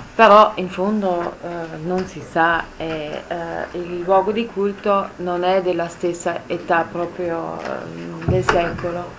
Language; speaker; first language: Italian; non-native, local second language; German